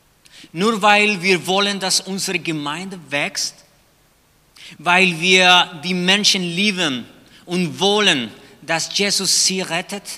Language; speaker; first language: German; non-native, fluent; Spanish